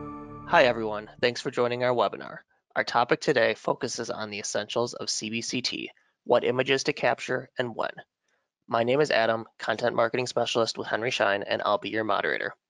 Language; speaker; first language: English; native; English